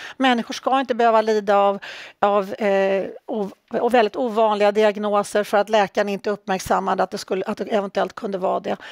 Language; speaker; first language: Swedish; native; Swedish